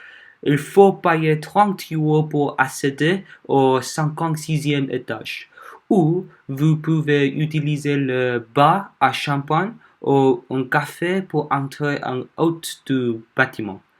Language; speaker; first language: French; non-native, learner; Korean